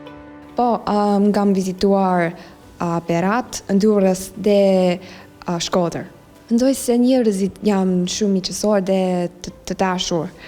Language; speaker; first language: Albanian; non-native, learner; Chinese